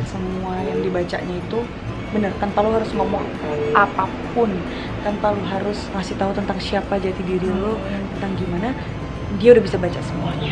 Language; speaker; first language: Indonesian; native; Indonesian